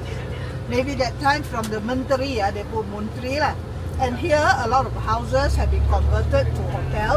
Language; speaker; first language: English; non-native, local second language; Chinese